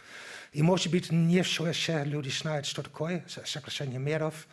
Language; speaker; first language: Russian; non-native, learner; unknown